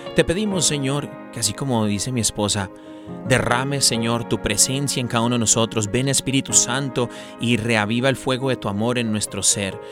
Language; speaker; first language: Spanish; early bilingual, heritage; Spanish